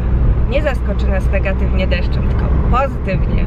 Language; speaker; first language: Polish; native; Polish